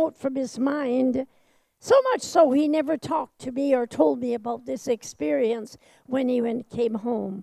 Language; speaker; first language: English; native; English